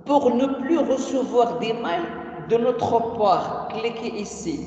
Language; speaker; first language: French; non-native, local second language; Arabic